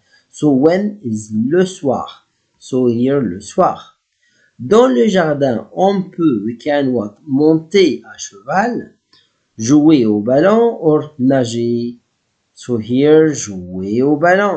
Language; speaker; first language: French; non-native, fluent; Arabic